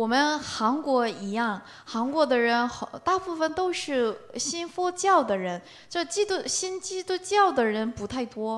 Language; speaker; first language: Chinese; non-native, learner; Korean